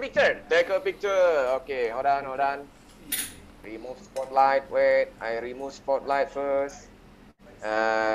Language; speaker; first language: English; non-native, learner; Indonesian